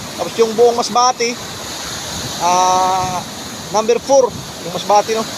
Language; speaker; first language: Filipino; non-native, local second language; Masbatenyo